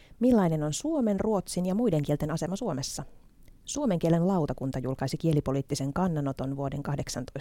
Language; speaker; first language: Finnish; native; Finnish